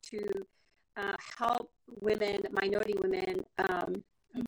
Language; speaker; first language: English; non-native, fluent; Spanish